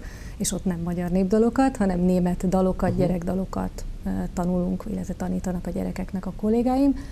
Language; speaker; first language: Hungarian; native; Hungarian